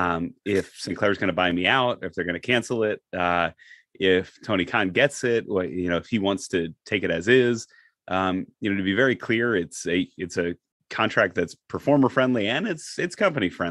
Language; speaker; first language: English; native; English